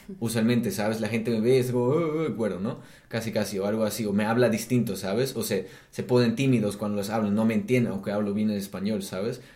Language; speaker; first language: Spanish; non-native, fluent; German